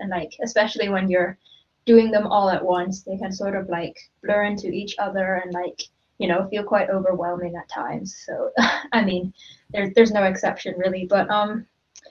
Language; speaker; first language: English; non-native, local second language; Cantonese